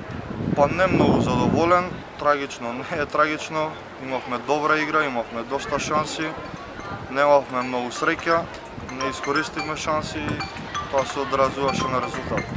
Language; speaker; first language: Macedonian; native; Macedonian